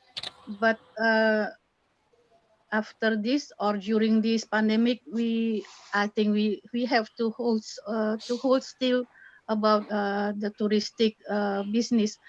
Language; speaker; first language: English; non-native, fluent; Indonesian